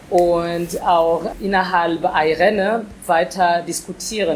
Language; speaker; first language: German; non-native, fluent; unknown